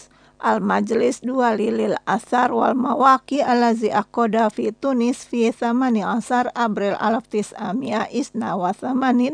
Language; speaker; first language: Arabic; non-native, fluent; Indonesian